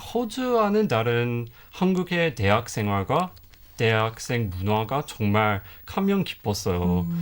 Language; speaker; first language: Korean; non-native, fluent; English